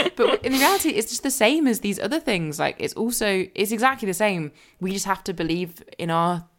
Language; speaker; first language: English; native; English